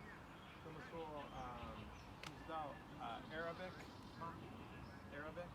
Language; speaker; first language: Chinese; non-native, learner; English